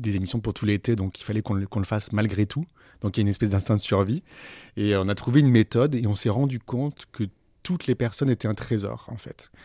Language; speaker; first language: French; native; French